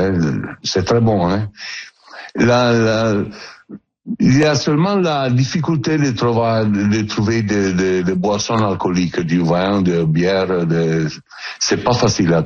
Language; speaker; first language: French; non-native, learner; Italian